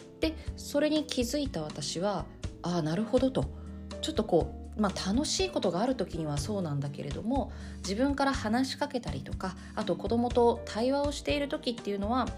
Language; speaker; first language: Japanese; native; Japanese